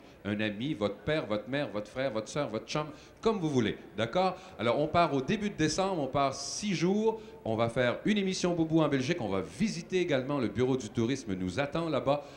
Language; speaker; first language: French; native; French